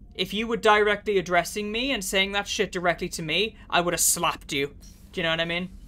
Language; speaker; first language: English; native; English